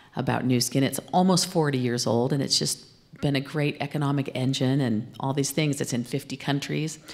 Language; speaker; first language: English; native; English